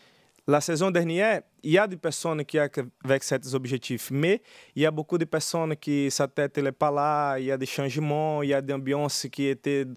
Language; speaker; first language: French; non-native, learner; Portuguese